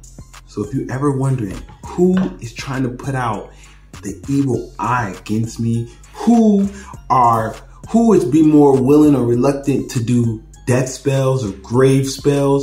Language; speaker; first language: English; native; English